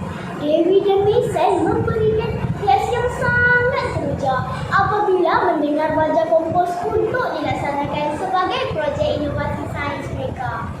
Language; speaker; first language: Malay; native; Malay